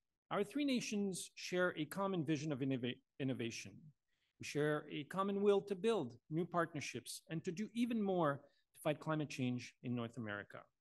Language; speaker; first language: English; non-native, local second language; French